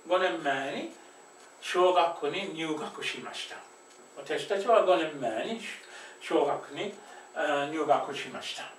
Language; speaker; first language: Japanese; non-native, fluent; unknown